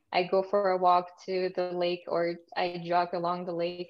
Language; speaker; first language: English; early bilingual, other home language; Russian